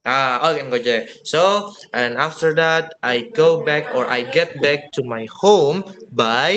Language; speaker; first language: English; non-native, fluent; Indonesian